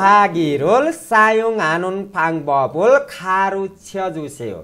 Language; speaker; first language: Korean; non-native, learner; Nepali